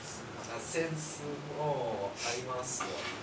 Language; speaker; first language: Japanese; non-native, learner; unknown